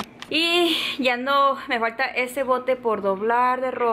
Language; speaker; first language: Spanish; native; Spanish